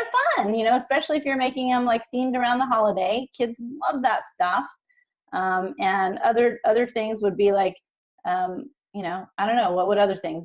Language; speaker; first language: English; native; English